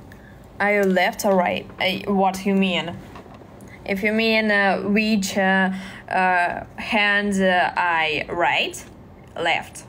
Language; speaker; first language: English; non-native, learner; Russian